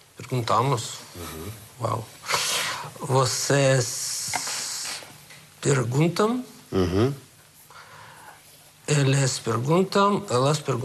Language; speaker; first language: Portuguese; non-native, learner; Russian